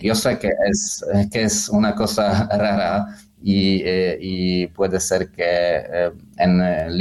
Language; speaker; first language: Spanish; non-native, learner; Polish